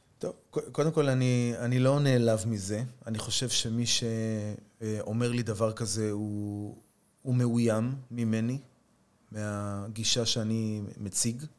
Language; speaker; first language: Hebrew; native; Hebrew